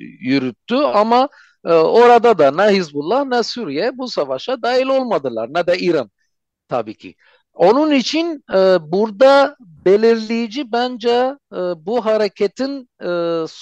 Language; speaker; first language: Turkish; non-native, fluent; Armenian